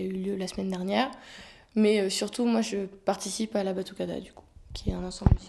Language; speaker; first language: French; native; French